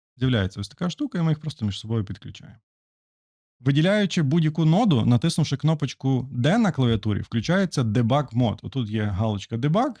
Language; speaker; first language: Ukrainian; native; Ukrainian